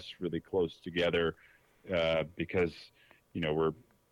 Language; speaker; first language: English; native; English